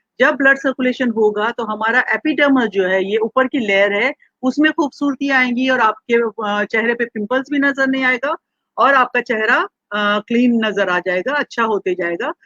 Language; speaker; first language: Hindi; non-native, local second language; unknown